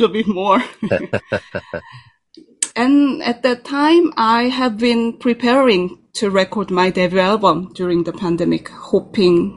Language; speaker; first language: English; non-native, learner; Korean